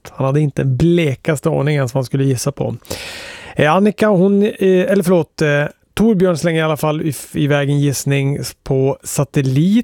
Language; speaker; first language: Swedish; native; Swedish